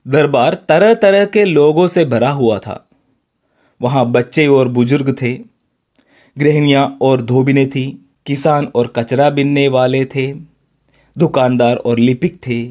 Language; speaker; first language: Hindi; non-native, local second language; Malayalam